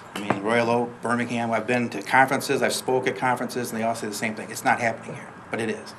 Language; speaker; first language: English; native; English